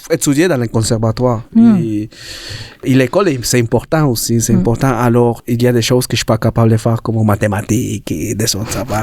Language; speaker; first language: French; non-native, learner; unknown